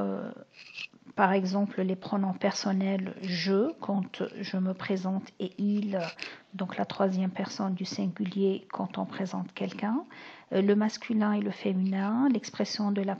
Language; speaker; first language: French; non-native, local second language; Arabic